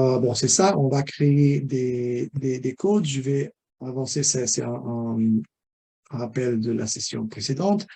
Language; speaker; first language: French; non-native, fluent; Portuguese